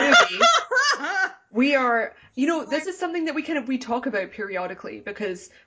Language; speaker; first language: English; native; English